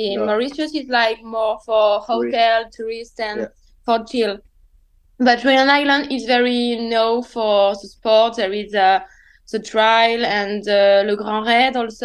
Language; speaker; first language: English; non-native, fluent; French